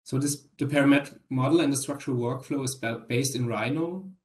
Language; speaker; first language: English; non-native, fluent; German